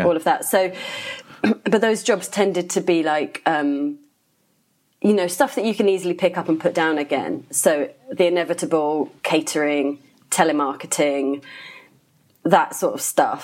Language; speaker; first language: English; native; English